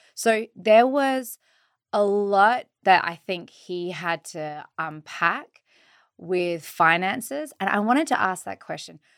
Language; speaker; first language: English; native; English